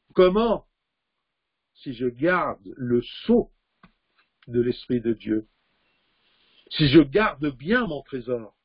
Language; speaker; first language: French; non-native, fluent; Arabic